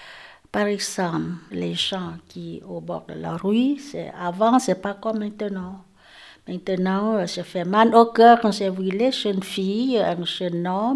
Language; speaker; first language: French; non-native, learner; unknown